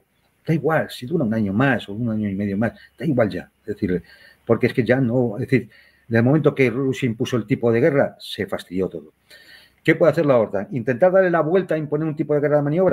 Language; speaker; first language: Spanish; native; Spanish